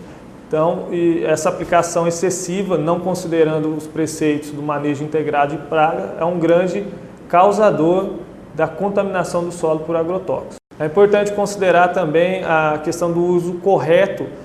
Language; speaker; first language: Portuguese; native; Portuguese